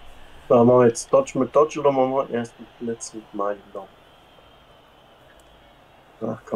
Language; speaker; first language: German; native; German